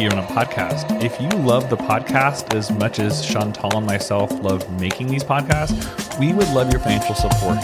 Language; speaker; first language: English; native; English